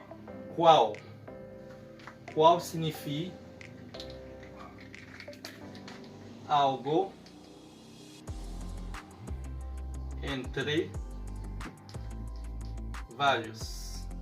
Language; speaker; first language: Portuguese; non-native, fluent; Haitian Creole